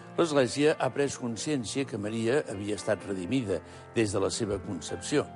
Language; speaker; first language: Catalan; native; Catalan